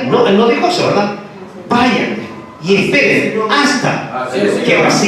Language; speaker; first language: Spanish; native; Spanish